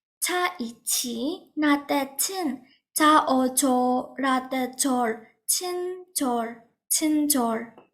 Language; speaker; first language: Korean; non-native, fluent; Burmese